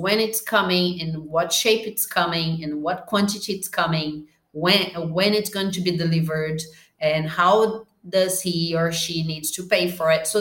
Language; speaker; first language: English; non-native, fluent; Portuguese